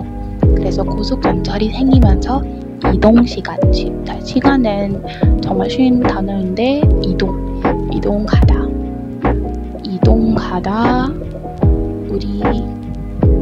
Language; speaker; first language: Korean; non-native, learner; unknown